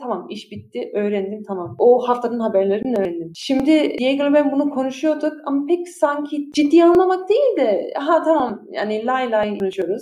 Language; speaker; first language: Turkish; early bilingual, heritage; Turkish